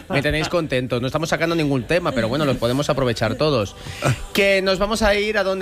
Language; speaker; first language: Spanish; native; Spanish